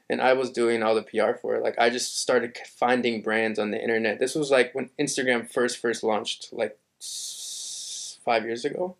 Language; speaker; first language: English; early bilingual, other home language; Spanish